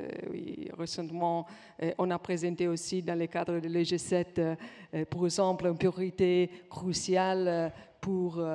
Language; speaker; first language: French; non-native, fluent; Italian